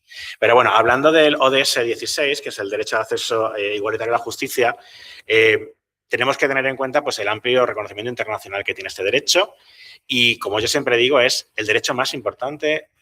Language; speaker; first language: Spanish; native; Spanish